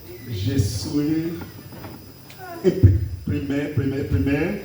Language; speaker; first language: French; non-native, learner; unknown